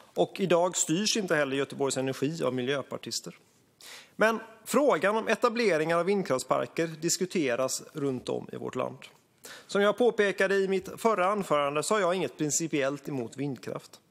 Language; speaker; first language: Swedish; native; Swedish